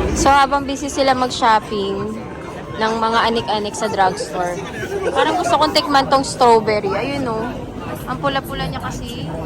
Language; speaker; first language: Filipino; native; Filipino